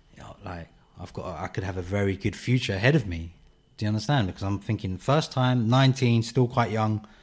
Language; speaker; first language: English; native; English